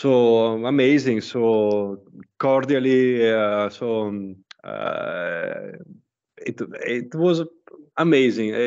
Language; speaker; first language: English; non-native, learner; Italian